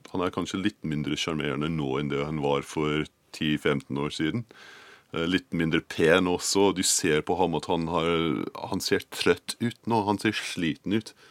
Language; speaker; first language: Norwegian; non-native, fluent; English